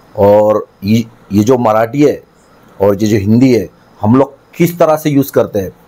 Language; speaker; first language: Hindi; non-native, local second language; Marathi